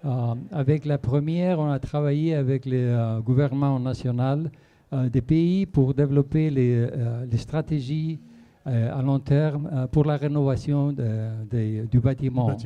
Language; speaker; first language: French; non-native, fluent; Spanish